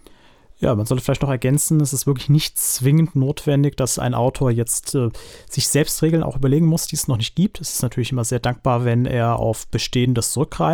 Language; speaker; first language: German; native; German